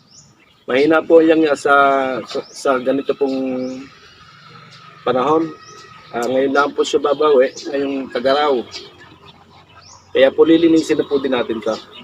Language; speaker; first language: Filipino; native; Filipino